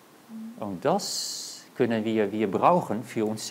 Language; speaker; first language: German; non-native, learner; Dutch